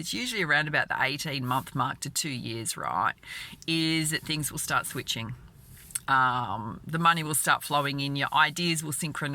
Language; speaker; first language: English; native; English